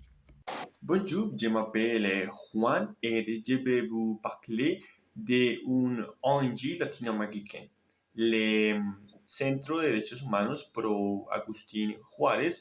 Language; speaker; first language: French; non-native, learner; Spanish